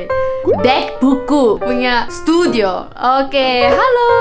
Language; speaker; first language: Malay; non-native, local second language; Chinese